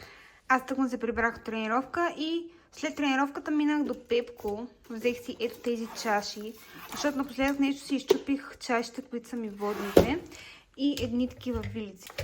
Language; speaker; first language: Bulgarian; native; Bulgarian